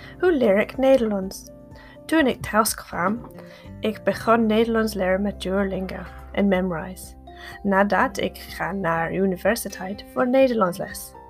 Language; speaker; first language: Dutch; non-native, learner; English